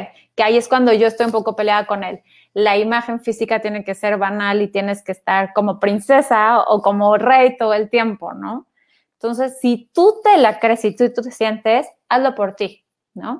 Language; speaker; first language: Spanish; native; Spanish